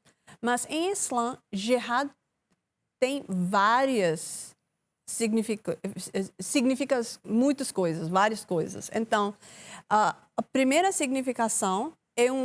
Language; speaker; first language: Portuguese; non-native, learner; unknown